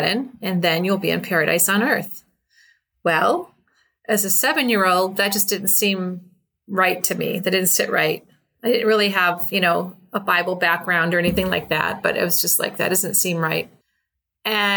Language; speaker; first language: English; native; English